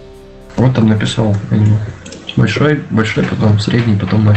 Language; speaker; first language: Russian; native; Russian